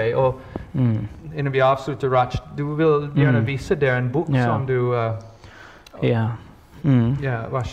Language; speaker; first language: Swedish; non-native, fluent; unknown